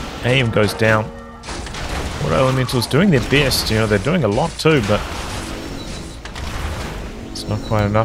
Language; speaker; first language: English; native; English